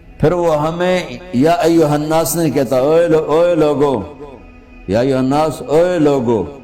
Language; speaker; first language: Urdu; non-native, local second language; Punjabi